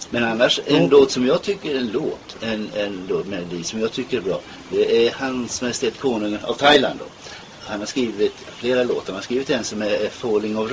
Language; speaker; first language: Swedish; native; Swedish